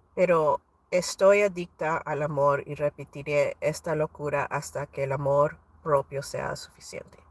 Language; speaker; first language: Spanish; early bilingual, heritage; Spanish